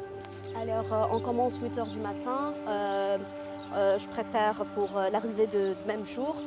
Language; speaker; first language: French; non-native, learner; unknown